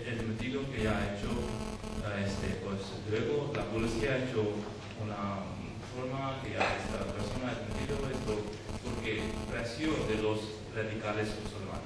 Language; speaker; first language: Spanish; non-native, learner; Urdu